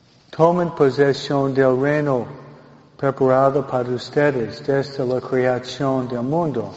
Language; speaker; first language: Spanish; non-native, fluent; English